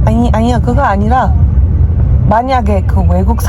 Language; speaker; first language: Korean; non-native, fluent; Arabic